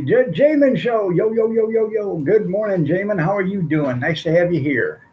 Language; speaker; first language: English; native; English